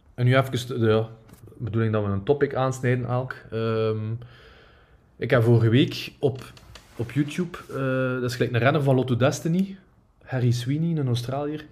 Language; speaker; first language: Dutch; native; Dutch